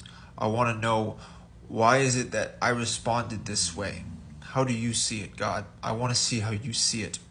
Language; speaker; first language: English; native; English